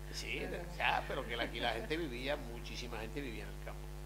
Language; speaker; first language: Spanish; native; Spanish